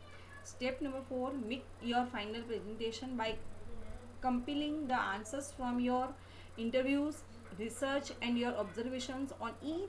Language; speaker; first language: English; non-native, local second language; Gujarati